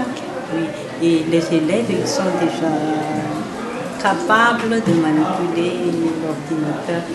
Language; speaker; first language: French; non-native, local second language; Malagasy